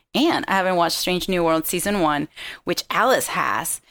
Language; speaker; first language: English; non-native, fluent; Spanish